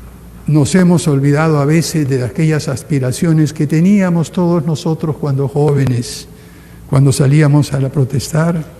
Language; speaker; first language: Spanish; native; Spanish